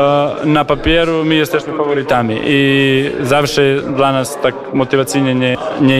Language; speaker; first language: Polish; non-native, fluent; Serbian